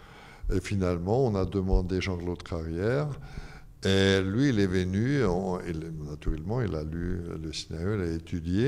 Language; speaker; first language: French; non-native, fluent; German